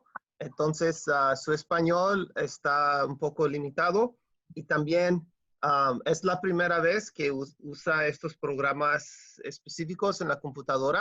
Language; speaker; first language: Spanish; non-native, fluent; English